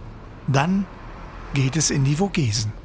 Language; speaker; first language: German; native; German